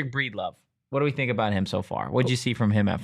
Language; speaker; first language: English; native; English